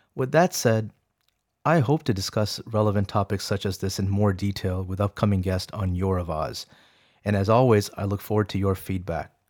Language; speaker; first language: English; early bilingual, other home language; Urdu